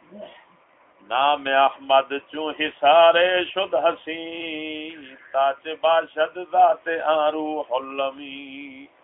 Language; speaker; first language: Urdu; non-native, local second language; Punjabi